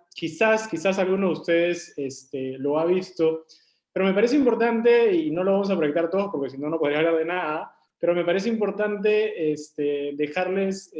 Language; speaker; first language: Spanish; native; Spanish